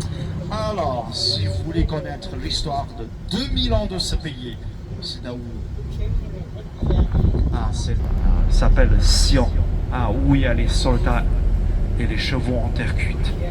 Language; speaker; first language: French; non-native, fluent; Chinese